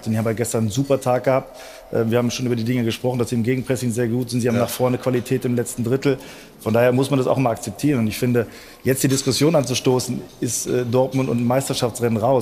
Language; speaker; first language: German; native; German